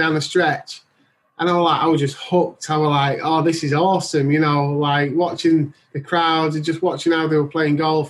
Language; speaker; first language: English; native; English